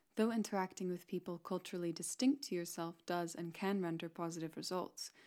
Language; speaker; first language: English; non-native, fluent; Spanish